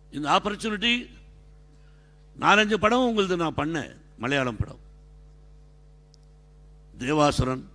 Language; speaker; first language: Tamil; non-native, learner; Telugu